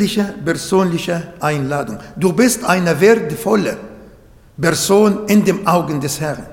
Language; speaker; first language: German; non-native, fluent; Arabic